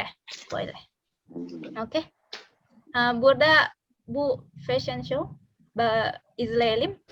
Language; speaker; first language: Turkish; non-native, learner; Indonesian